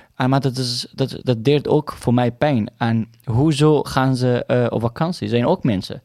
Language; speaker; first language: Dutch; non-native, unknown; Arabic